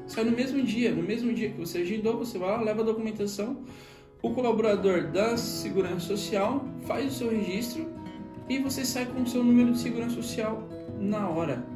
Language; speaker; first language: Portuguese; native; Portuguese